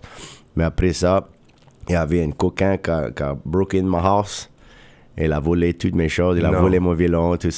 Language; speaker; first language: French; non-native, local second language; English